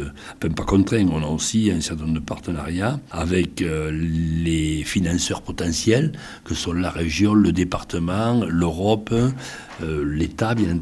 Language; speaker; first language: French; native; French